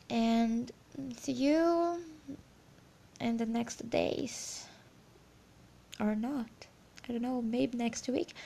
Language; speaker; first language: English; non-native, learner; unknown